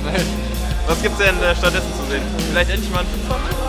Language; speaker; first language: German; native; German